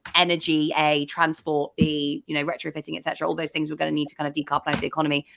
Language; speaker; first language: English; native; English